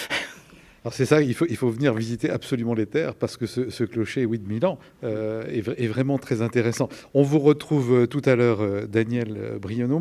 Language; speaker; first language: French; native; French